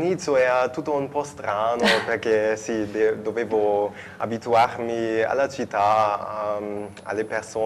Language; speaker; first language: Italian; non-native, fluent; German